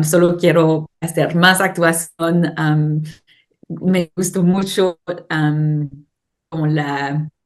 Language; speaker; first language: Spanish; non-native, learner; English